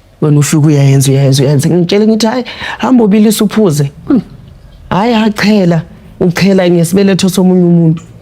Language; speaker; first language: Zulu; non-native, local second language; Tsonga